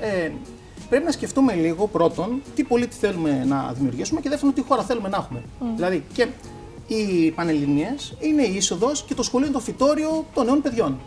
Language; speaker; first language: Greek; native; Greek